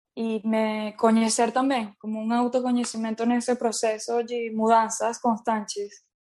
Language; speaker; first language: Portuguese; non-native, learner; Spanish